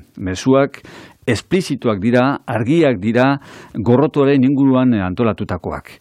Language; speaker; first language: Basque; native; Basque